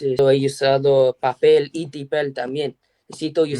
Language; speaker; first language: Spanish; non-native, learner; English